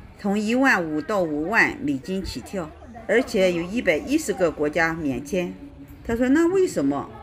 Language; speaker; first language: Chinese; native; Chinese